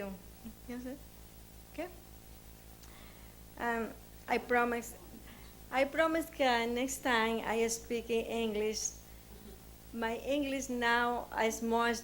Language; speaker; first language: English; non-native, learner; Spanish